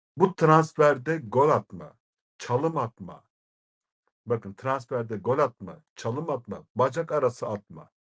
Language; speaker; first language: Turkish; native; Turkish